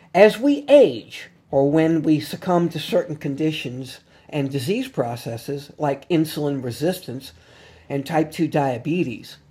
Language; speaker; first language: English; native; English